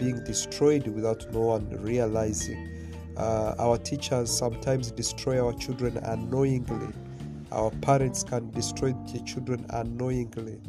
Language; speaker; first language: English; non-native, local second language; Swahili